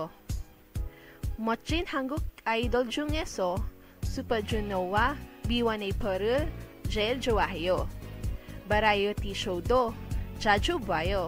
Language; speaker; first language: Korean; non-native, learner; Filipino